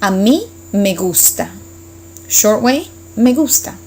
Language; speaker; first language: Spanish; non-native, fluent; English